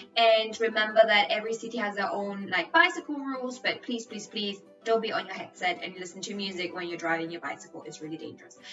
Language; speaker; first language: English; non-native, fluent; Spanish